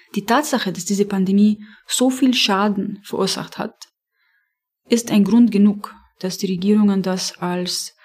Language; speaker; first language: German; non-native, fluent; Arabic